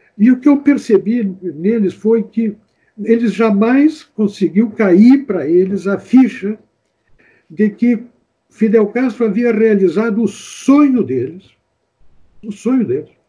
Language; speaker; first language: Portuguese; native; Portuguese